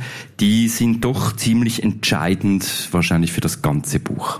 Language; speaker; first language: German; native; German